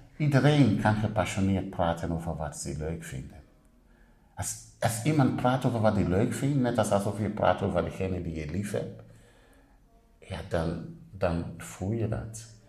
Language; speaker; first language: Dutch; non-native, fluent; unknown